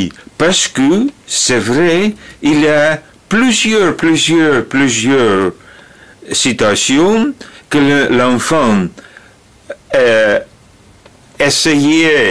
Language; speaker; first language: French; non-native, learner; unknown